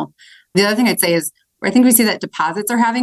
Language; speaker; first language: English; native; English